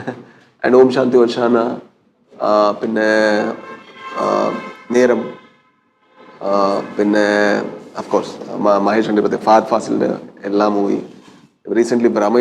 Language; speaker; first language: Malayalam; non-native, learner; Kannada